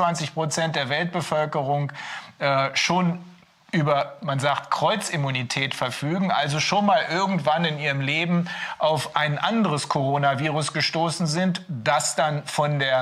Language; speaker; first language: German; native; German